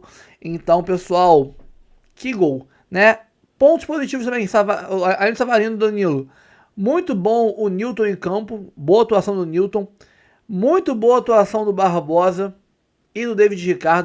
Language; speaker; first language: Portuguese; native; Portuguese